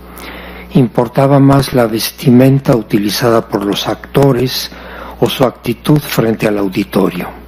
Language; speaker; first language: Spanish; native; Spanish